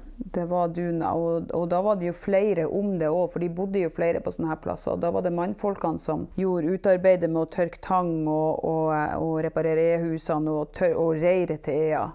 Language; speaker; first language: Norwegian; native; Norwegian